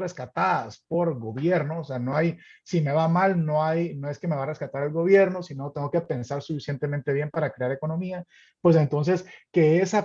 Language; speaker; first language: Spanish; native; Spanish